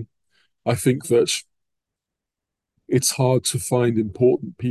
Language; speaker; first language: English; native; English